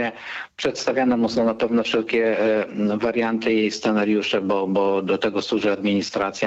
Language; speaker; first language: Polish; native; Polish